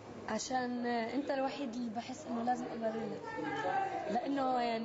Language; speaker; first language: Arabic; native; Arabic